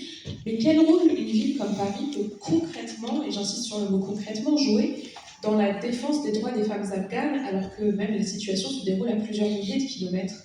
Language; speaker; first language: French; native; French